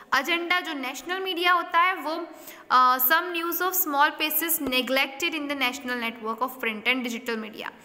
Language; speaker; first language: Hindi; native; Hindi